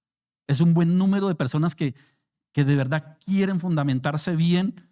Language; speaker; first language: Spanish; native; Spanish